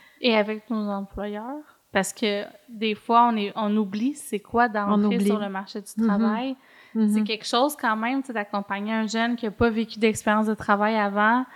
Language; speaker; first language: French; native; French